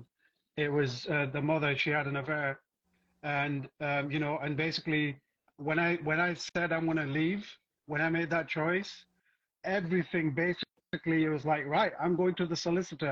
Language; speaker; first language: English; native; English